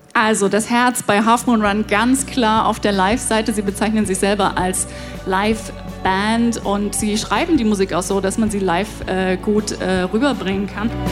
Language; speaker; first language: German; native; German